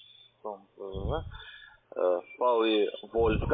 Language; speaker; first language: German; non-native, learner; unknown